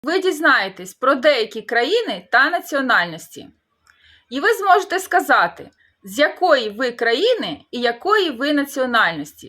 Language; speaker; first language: Ukrainian; native; Ukrainian